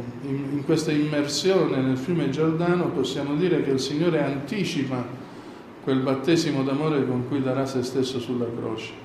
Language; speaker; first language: Italian; native; Italian